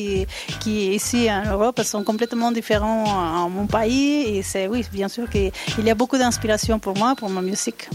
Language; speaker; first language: French; non-native, learner; Spanish